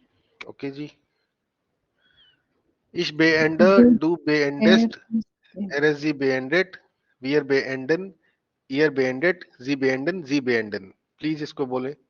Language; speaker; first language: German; non-native, fluent; Hindi